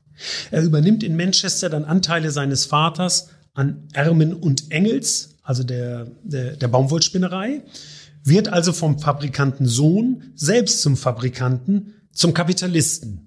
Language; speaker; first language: German; native; German